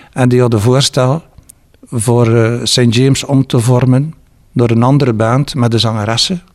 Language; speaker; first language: Dutch; native; Dutch